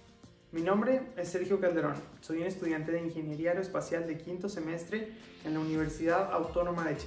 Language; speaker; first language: Spanish; native; Spanish